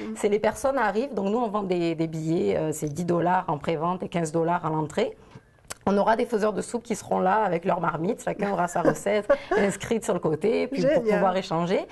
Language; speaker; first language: French; native; French